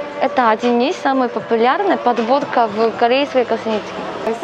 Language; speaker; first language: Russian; non-native, learner; Korean